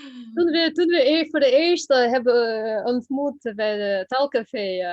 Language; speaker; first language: Dutch; non-native, fluent; Russian